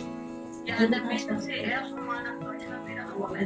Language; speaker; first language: German; non-native, fluent; Filipino